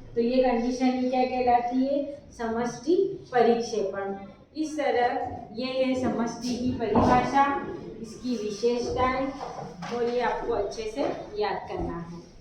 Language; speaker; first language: Hindi; native; Hindi